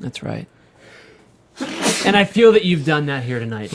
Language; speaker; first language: English; native; English